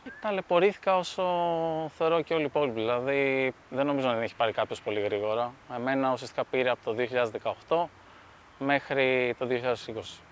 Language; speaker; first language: Greek; early bilingual, other home language; Albanian